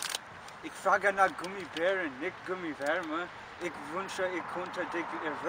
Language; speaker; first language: German; non-native, learner; English